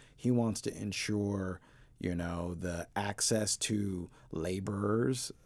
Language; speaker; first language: English; native; English